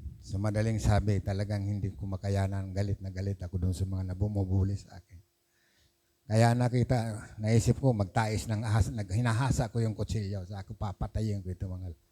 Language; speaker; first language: Filipino; non-native, local second language; Masbatenyo